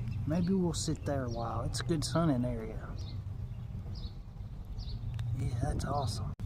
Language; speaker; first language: English; native; English